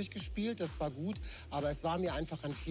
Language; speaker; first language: German; native; German